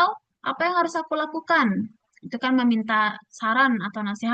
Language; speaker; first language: Indonesian; native; Indonesian